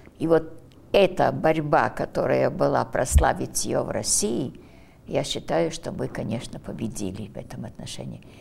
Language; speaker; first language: Russian; early bilingual, heritage; Russian